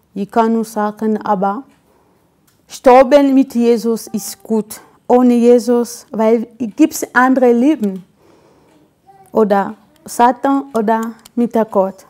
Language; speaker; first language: German; non-native, learner; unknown